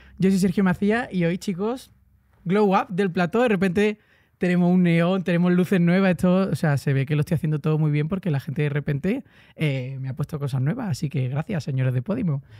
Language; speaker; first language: Spanish; native; Spanish